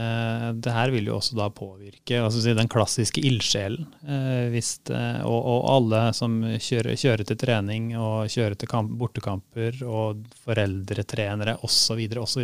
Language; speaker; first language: Norwegian; native; Norwegian